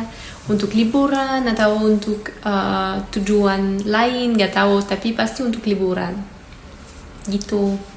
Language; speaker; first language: Indonesian; non-native, learner; Japanese